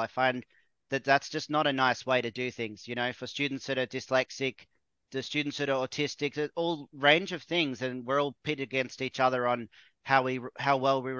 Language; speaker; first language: English; native; English